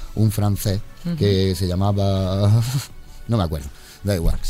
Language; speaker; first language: Spanish; native; Spanish